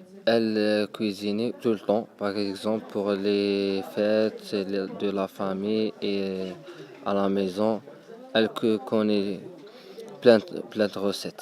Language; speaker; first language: French; non-native, learner; Arabic